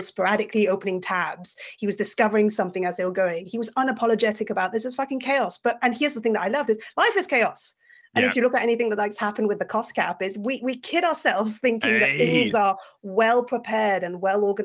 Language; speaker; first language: English; non-native, fluent; French